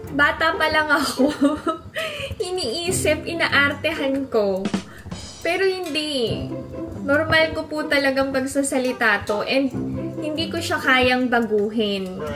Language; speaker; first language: Filipino; native; Filipino